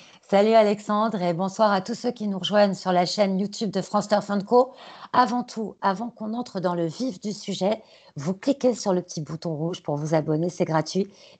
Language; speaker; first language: French; native; French